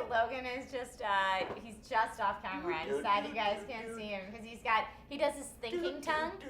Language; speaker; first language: English; native; English